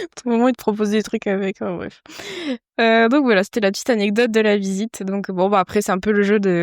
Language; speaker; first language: French; native; French